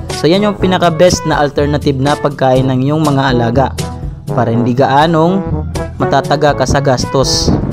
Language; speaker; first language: Filipino; non-native, local second language; Waray